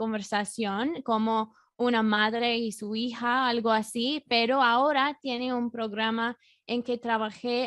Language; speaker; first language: Spanish; non-native, fluent; English